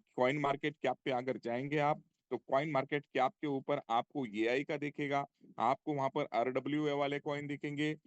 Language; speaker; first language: Hindi; non-native, local second language; Marathi